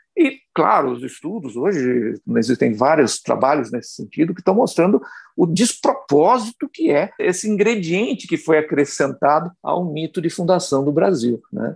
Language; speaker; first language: Portuguese; native; Portuguese